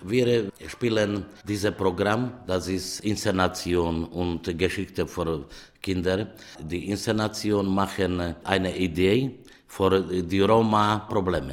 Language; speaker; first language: German; non-native, learner; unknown